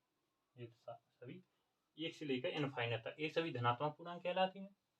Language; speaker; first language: Hindi; native; Hindi